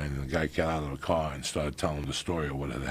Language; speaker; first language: English; native; English